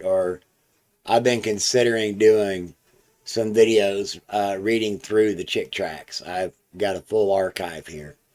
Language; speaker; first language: English; native; English